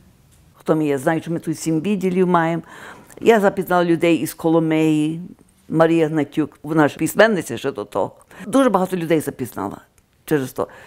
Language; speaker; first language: Ukrainian; early bilingual, heritage; Ukrainian